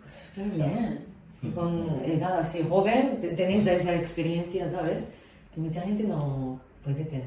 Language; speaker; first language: Spanish; non-native, fluent; Japanese